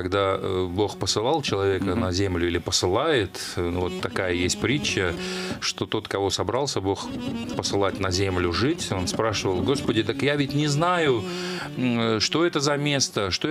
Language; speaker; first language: Russian; non-native, local second language; Azerbaijani